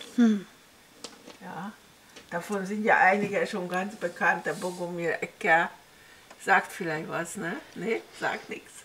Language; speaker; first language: German; non-native, fluent; Hungarian